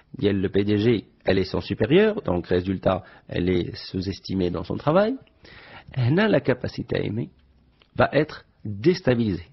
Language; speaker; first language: French; non-native, local second language; Arabic